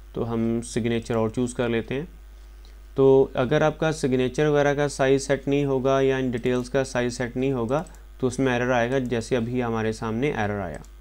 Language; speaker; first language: Hindi; non-native, local second language; Punjabi